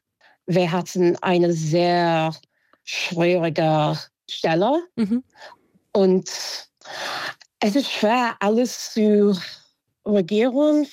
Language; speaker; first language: German; non-native, fluent; English